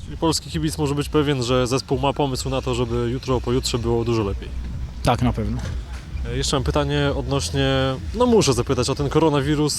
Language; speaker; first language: Polish; native; Polish